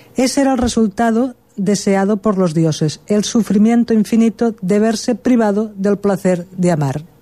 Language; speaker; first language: Spanish; non-native, local second language; Catalan